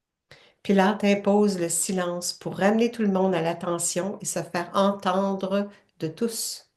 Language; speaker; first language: French; native; French